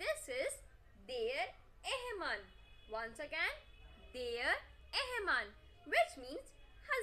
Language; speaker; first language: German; non-native, fluent; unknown